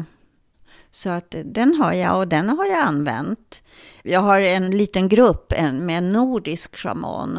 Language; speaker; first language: Swedish; early bilingual, other home language; German